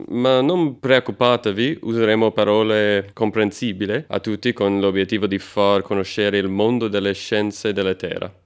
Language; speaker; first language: Italian; non-native, fluent; English